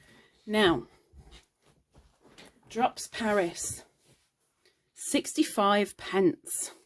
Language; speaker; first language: English; native; English